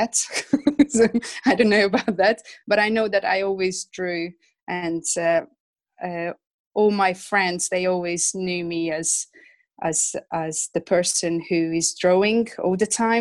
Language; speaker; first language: English; non-native, fluent; Hungarian